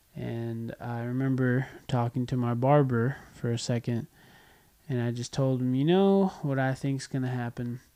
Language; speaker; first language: English; native; English